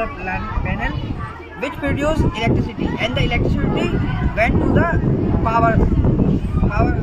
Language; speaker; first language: English; non-native, learner; Hindi